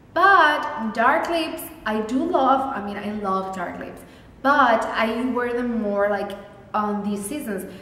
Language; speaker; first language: English; non-native, fluent; Spanish